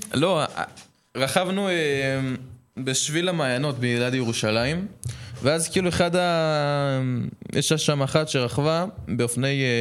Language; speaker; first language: Hebrew; native; Hebrew